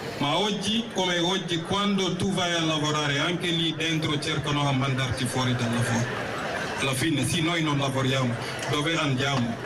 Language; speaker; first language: Italian; non-native, fluent; Wolof